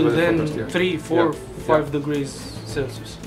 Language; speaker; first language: English; non-native, fluent; Romanian